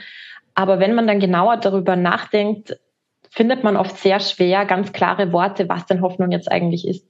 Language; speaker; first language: German; native; German